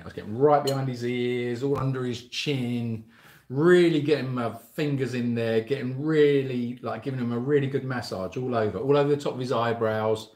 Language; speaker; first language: English; native; English